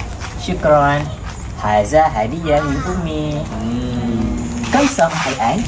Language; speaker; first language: Arabic; non-native, learner; Malay